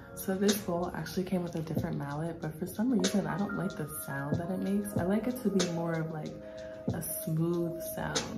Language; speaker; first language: English; native; English